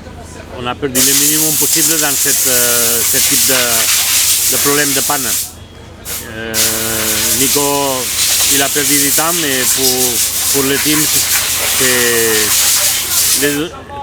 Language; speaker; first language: French; non-native, fluent; Italian